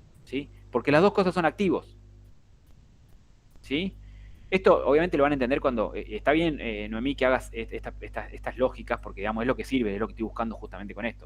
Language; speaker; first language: Spanish; native; Spanish